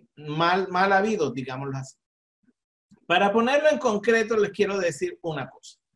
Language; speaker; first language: Spanish; native; Spanish